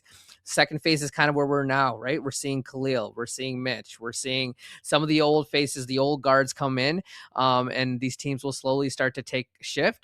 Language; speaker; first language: English; native; English